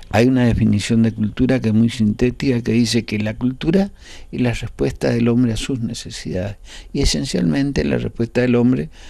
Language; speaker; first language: Spanish; native; Spanish